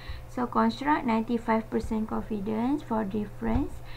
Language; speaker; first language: English; non-native, local second language; Malay